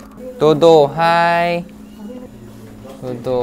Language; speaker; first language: Korean; non-native, fluent; Thai